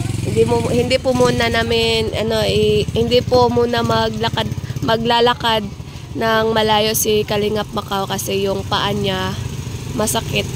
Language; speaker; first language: Filipino; non-native, local second language; Cebuano